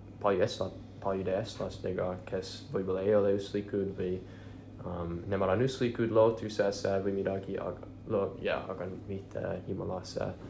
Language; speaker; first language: Estonian; non-native, fluent; English